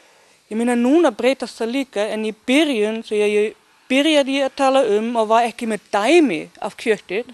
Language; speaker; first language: Icelandic; non-native, learner; Danish